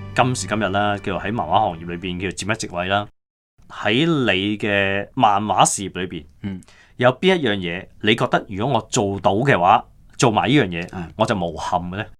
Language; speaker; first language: Cantonese; native; Cantonese